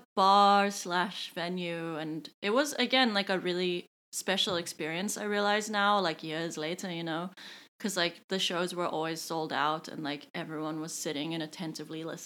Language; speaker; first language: English; native; English